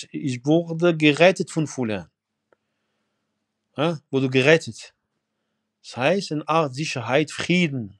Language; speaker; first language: German; non-native, fluent; Arabic